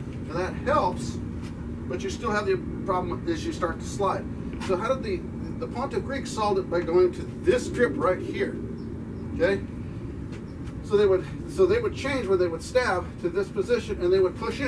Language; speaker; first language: English; native; English